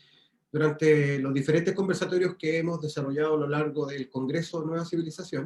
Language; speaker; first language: Spanish; native; Spanish